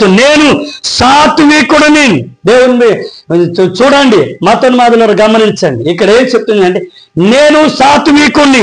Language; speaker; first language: Telugu; non-native, local second language; Koya